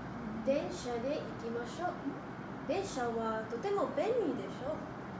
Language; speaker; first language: Japanese; non-native, learner; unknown